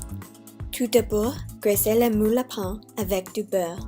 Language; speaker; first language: French; non-native, learner; English